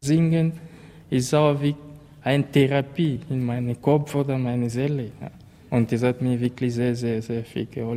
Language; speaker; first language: German; non-native, learner; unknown